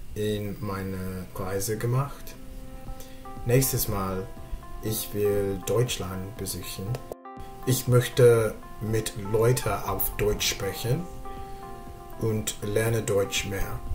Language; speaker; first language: German; non-native, learner; Spanish